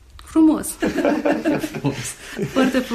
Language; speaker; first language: Romanian; non-native, learner; Italian